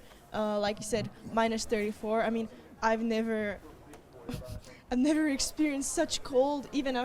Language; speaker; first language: English; non-native, fluent; Bulgarian